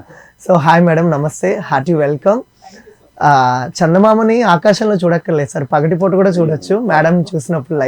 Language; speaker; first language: Telugu; native; Telugu